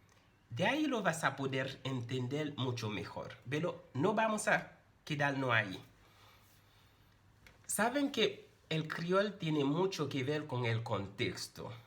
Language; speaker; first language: Spanish; non-native, fluent; Haitian Creole